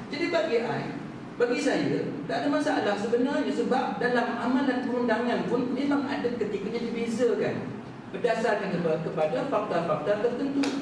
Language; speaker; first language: Malay; native; Malay